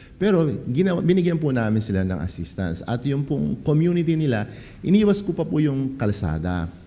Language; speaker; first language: Filipino; non-native, local second language; Pampanga